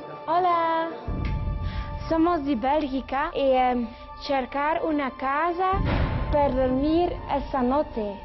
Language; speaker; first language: Spanish; non-native, learner; Dutch